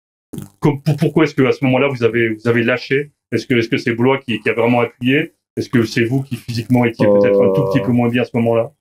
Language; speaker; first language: French; native; French